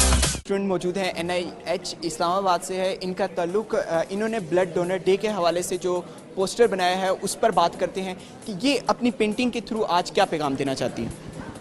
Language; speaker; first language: Urdu; native; Urdu